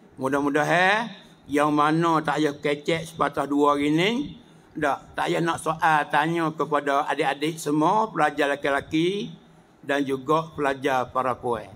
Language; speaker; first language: Malay; native; Malay